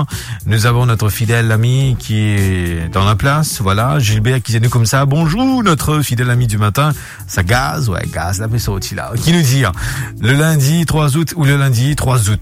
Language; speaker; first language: French; non-native, local second language; Morisyen